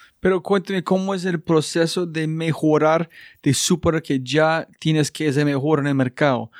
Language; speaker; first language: Spanish; non-native, fluent; English